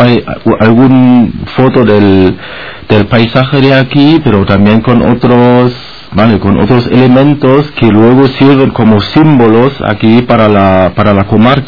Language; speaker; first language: Spanish; non-native, fluent; German